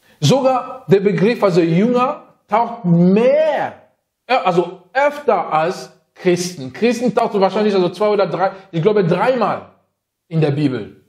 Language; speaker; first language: German; non-native, fluent; French